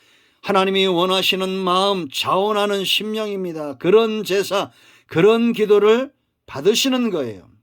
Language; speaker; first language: Korean; native; Korean